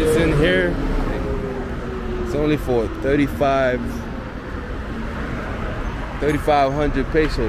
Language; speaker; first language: English; native; English